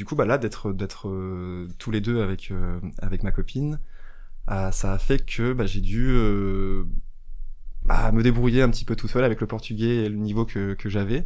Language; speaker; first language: French; native; French